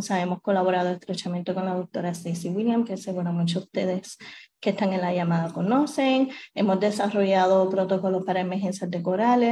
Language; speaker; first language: Spanish; native; Spanish